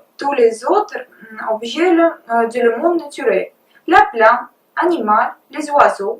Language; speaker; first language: French; non-native, learner; Russian